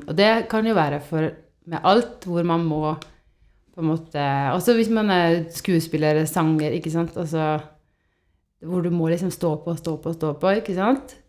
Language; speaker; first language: Norwegian; non-native, fluent; Estonian